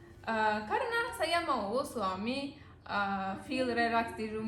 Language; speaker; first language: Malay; non-native, learner; Turkish